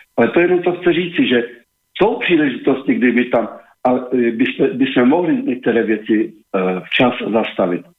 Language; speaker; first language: Czech; native; Czech